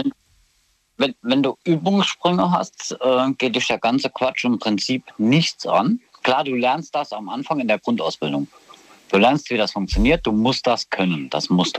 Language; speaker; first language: German; native; German